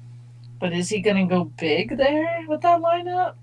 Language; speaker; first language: English; native; English